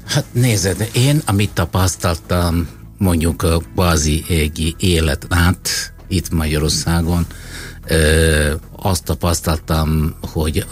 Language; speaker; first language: Hungarian; non-native, fluent; Italian